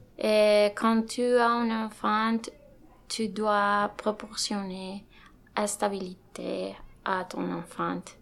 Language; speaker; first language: French; non-native, learner; Spanish